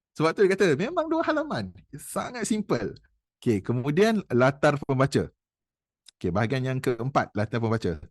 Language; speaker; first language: Malay; native; Malay